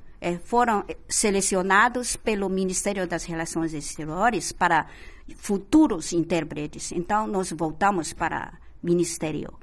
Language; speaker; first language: Portuguese; non-native, fluent; Chinese